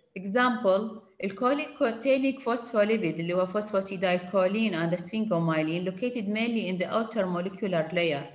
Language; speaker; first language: English; non-native, fluent; Arabic